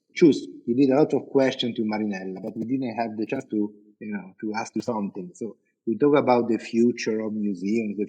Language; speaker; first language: English; non-native, fluent; Italian